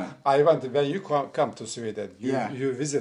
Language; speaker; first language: English; non-native, learner; Turkish